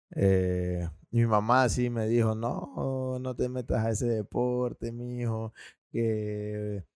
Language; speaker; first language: Spanish; native; Spanish